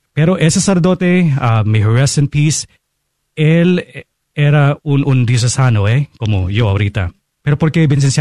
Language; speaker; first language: Spanish; non-native, fluent; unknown